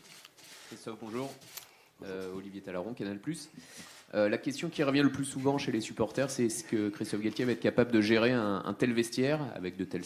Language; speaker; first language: French; native; French